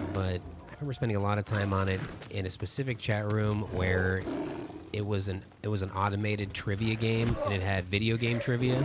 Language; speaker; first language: English; native; English